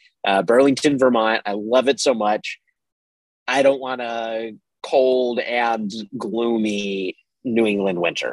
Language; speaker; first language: English; native; English